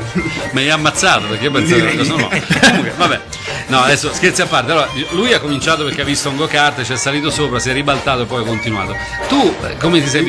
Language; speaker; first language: Italian; native; Italian